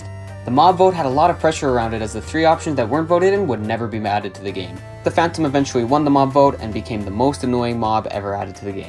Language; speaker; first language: English; native; English